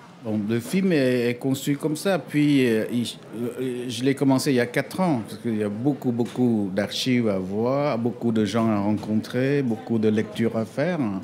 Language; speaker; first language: French; non-native, fluent; Khmer